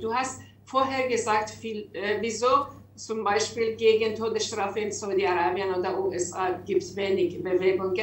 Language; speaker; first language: German; non-native, learner; Persian